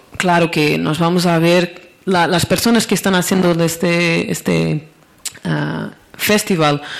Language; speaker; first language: Spanish; non-native, learner; Portuguese